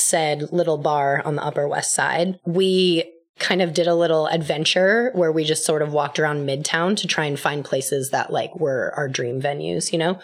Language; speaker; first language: English; native; English